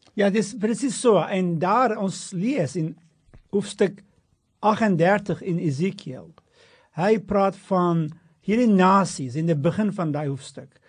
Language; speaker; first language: Afrikaans; non-native, fluent; Turkish